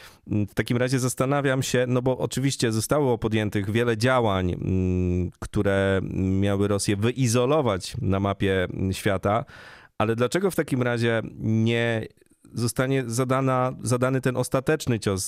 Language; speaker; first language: Polish; native; Polish